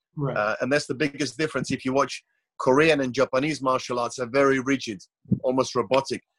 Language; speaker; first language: English; non-native, fluent; Croatian